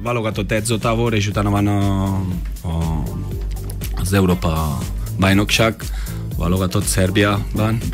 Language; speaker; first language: Hungarian; non-native, learner; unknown